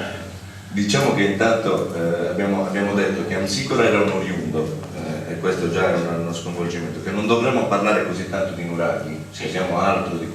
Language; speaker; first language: Italian; native; Italian